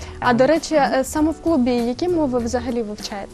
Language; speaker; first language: Ukrainian; native; Ukrainian